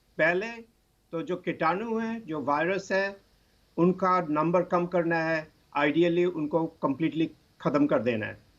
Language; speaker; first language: Hindi; non-native, local second language; Bangla